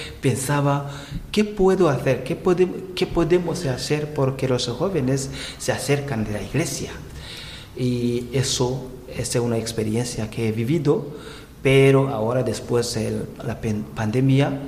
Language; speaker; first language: Spanish; non-native, learner; Rundi